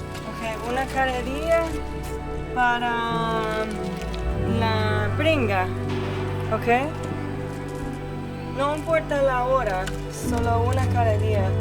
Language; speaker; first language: Spanish; non-native, learner; English